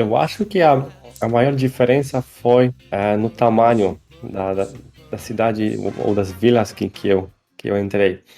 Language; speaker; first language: Portuguese; non-native, fluent; Polish